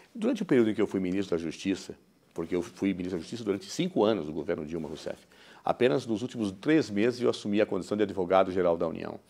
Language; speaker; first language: Portuguese; native; Portuguese